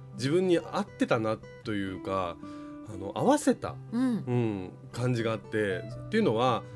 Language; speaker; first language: Japanese; native; Japanese